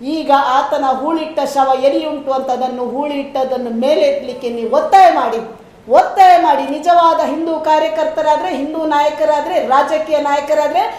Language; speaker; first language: Kannada; native; Kannada